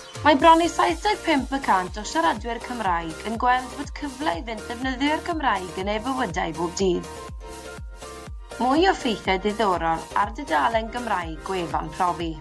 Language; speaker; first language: Welsh; native; Welsh